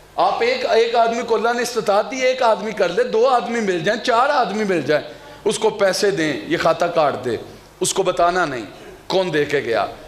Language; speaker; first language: Urdu; non-native, local second language; Punjabi